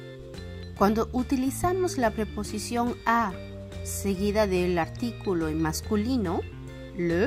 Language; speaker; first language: Spanish; non-native, fluent; French